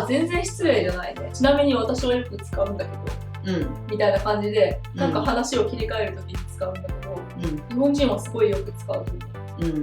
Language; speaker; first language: Japanese; native; Japanese